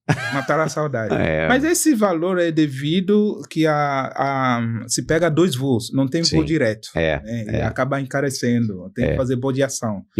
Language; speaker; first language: Portuguese; non-native, fluent; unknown